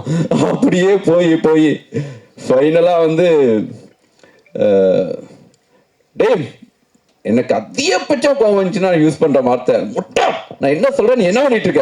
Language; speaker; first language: Tamil; native; Tamil